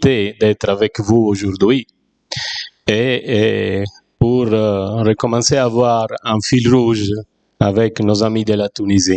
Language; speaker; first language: French; non-native, fluent; Italian